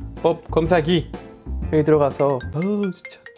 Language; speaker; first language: Korean; non-native, fluent; English